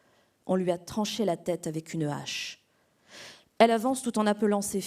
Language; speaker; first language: French; native; French